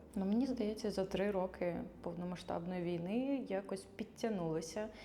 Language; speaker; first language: Ukrainian; non-native, local second language; Russian